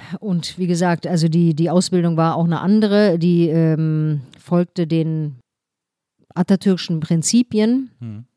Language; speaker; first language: German; early bilingual, other home language; Turkish